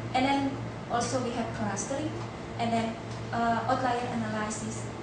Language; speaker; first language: English; non-native, fluent; Indonesian